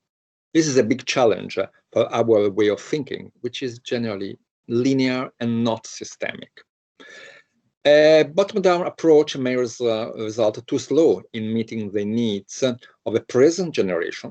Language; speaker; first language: English; non-native, fluent; Italian